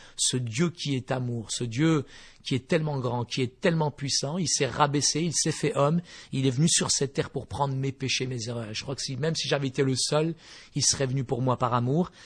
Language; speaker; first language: French; early bilingual, other home language; Berber languages